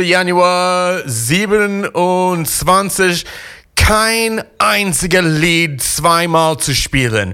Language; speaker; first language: German; non-native, fluent; English